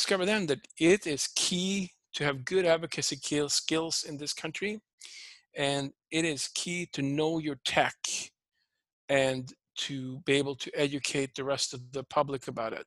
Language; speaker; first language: English; non-native, fluent; Swedish